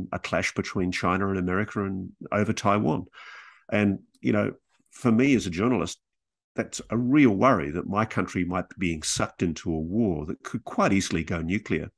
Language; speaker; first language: English; native; English